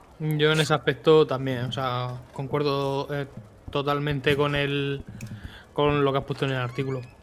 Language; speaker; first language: Spanish; native; Spanish